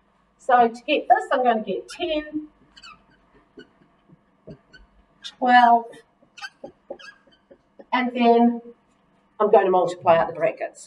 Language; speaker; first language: English; native; English